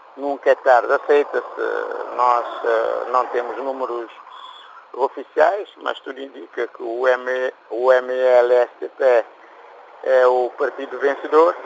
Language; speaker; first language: Portuguese; non-native, local second language; Kabuverdianu